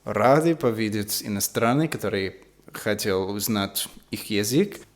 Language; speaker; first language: Russian; non-native, learner; English